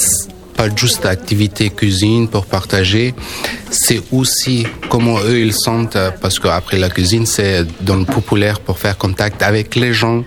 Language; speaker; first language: French; non-native, learner; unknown